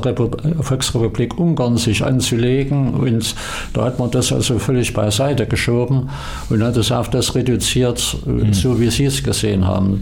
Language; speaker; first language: German; native; German